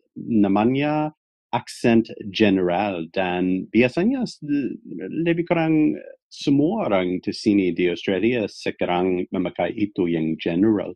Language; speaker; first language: Indonesian; non-native, fluent; English